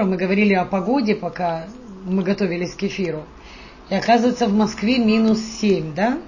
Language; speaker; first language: Russian; native; Russian